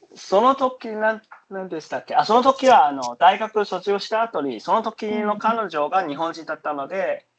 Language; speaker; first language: Japanese; non-native, fluent; Chinese